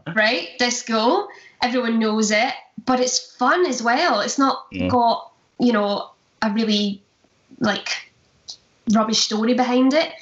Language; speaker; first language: English; native; English